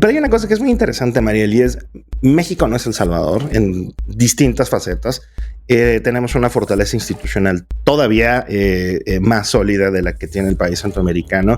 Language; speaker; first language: Spanish; native; Spanish